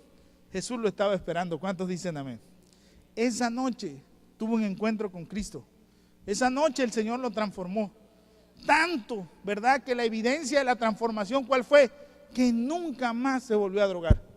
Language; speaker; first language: Spanish; native; Spanish